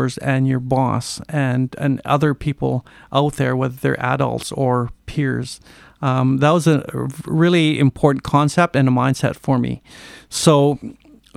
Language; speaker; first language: English; native; English